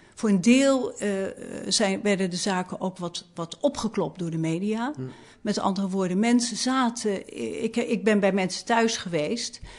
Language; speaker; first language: Dutch; native; Dutch